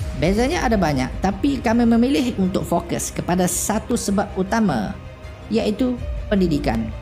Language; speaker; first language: Malay; native; Malay